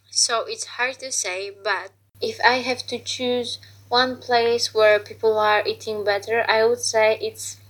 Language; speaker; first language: English; non-native, fluent; Polish